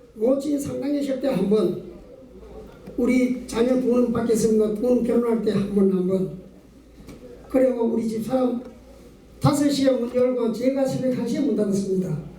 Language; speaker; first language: Korean; native; Korean